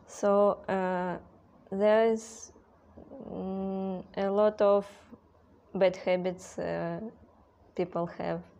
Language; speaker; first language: English; non-native, learner; Russian